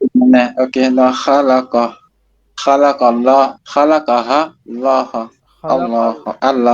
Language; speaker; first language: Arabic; non-native, learner; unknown